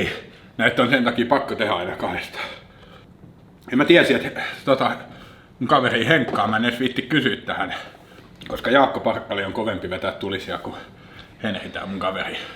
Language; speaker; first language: Finnish; native; Finnish